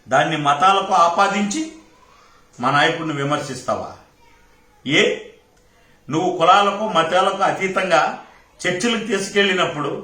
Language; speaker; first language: Telugu; native; Telugu